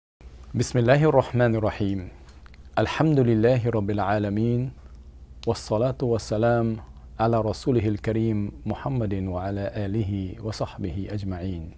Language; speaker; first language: Arabic; non-native, fluent; English